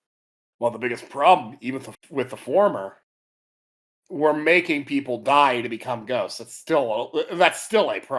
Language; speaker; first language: English; native; English